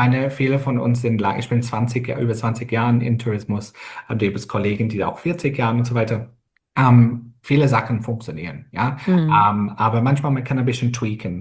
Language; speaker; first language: German; non-native, fluent; English